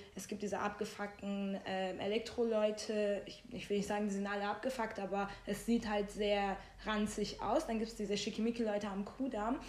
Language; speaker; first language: German; non-native, fluent; Persian